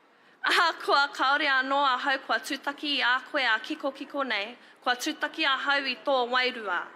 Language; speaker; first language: Māori; non-native, local second language; English